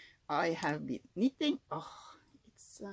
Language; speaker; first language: English; non-native, learner; Norwegian